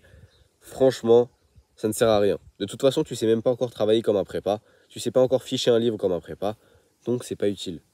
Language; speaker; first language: French; native; French